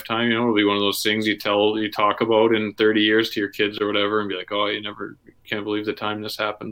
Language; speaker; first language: English; native; English